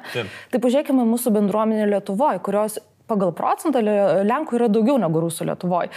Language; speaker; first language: Lithuanian; non-native, local second language; Polish